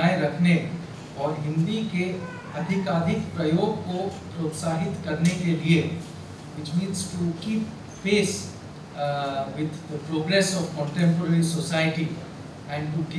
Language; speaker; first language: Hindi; non-native, local second language; Bangla